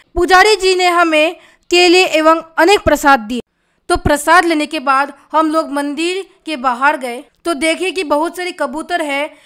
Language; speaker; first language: Hindi; non-native, local second language; Assamese